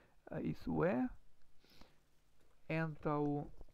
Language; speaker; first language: Portuguese; non-native, learner; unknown